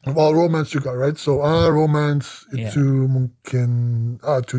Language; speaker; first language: Indonesian; non-native, learner; English